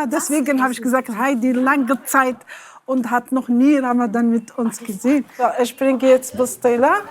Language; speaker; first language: German; non-native, learner; Arabic